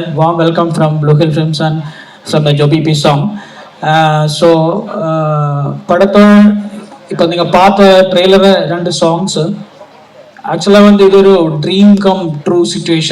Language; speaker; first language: Tamil; non-native, learner; Malayalam